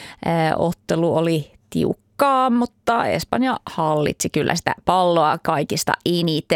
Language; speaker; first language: Finnish; native; Finnish